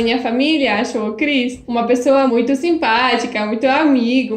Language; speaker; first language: Portuguese; non-native, fluent; Polish